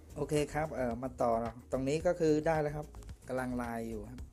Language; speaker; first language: Thai; non-native, fluent; Khmer